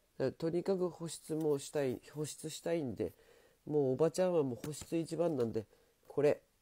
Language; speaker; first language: Japanese; native; Japanese